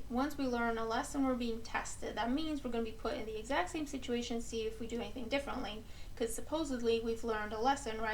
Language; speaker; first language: English; native; English